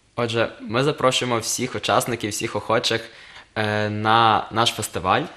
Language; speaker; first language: Ukrainian; native; Ukrainian